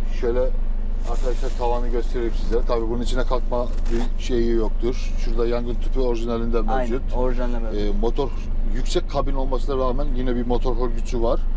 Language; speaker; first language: Turkish; native; Turkish